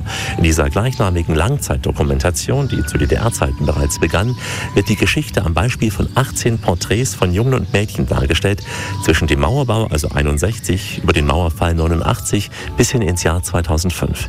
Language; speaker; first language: German; native; German